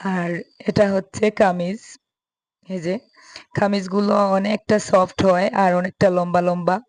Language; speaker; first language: Bangla; native; Bangla